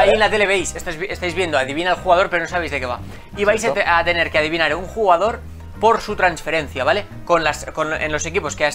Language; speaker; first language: Spanish; native; Spanish